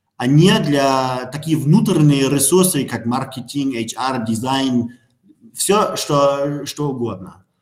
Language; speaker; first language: Russian; non-native, learner; German